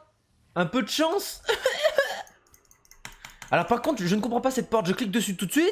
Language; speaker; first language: French; native; French